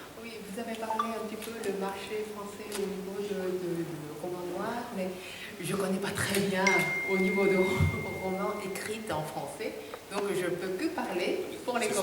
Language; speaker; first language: French; non-native, fluent; Korean